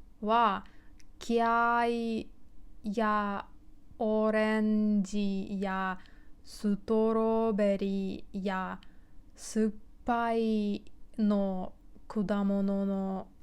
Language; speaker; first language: Japanese; non-native, learner; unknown